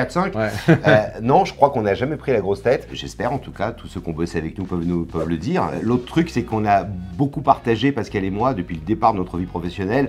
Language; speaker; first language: French; native; French